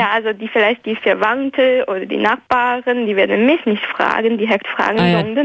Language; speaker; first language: German; non-native, fluent; Chinese